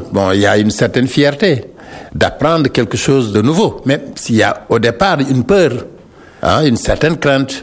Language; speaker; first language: French; non-native, local second language; Wolof